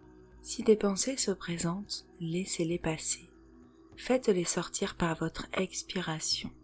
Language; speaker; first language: French; native; French